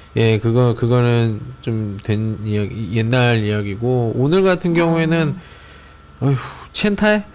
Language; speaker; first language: Korean; native; Korean